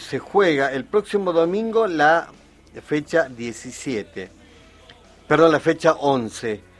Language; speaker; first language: Spanish; native; Spanish